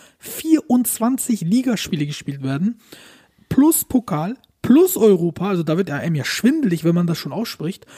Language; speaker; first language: German; early bilingual, other home language; Turkish